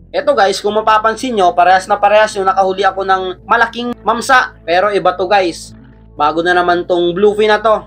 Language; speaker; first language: Filipino; non-native, local second language; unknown